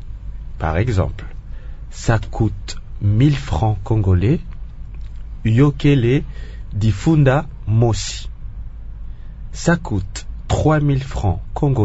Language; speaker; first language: French; non-native, local second language; Kongo